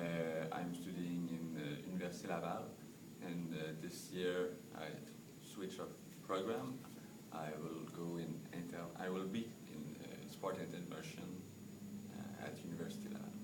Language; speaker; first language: English; non-native, learner; French